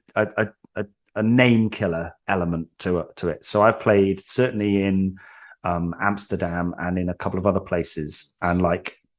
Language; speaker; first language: English; native; English